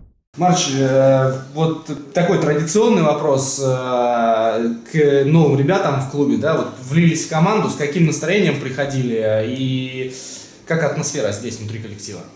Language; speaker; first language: Russian; native; Russian